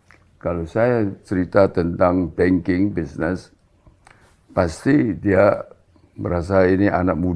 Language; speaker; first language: Indonesian; non-native, local second language; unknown